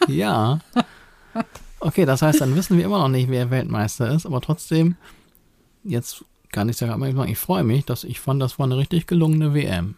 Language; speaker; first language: German; native; German